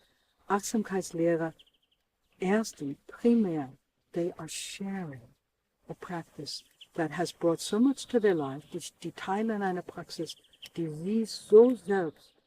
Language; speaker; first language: German; non-native, fluent; English